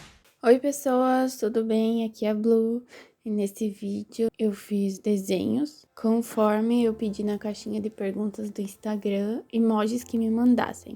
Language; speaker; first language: Portuguese; native; Portuguese